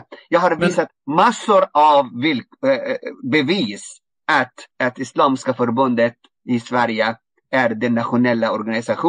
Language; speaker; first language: Swedish; non-native, fluent; Arabic